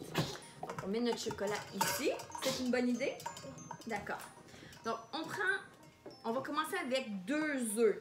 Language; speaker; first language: French; native; French